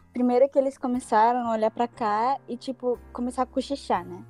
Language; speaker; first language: Portuguese; early bilingual, heritage; Japanese